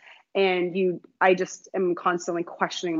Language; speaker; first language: English; native; English